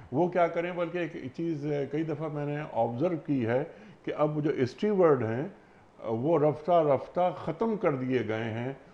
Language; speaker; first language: Urdu; native; Urdu